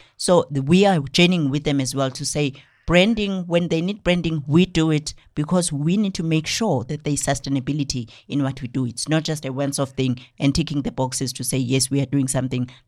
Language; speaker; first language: English; non-native, local second language; Zulu